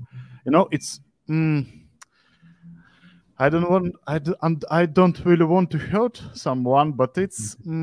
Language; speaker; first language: English; non-native, fluent; Russian